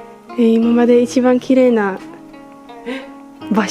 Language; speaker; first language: Japanese; non-native, learner; Slovak